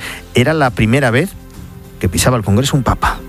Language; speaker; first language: Spanish; native; Spanish